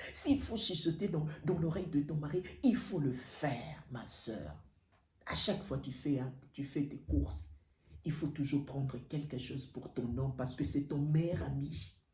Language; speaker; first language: French; non-native, local second language; Lingala